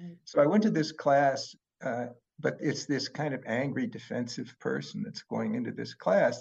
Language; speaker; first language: English; native; English